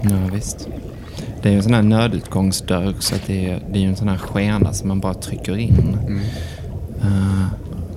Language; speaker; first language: Swedish; native; Swedish